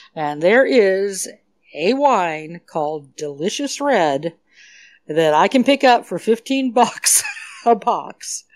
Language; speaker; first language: English; native; English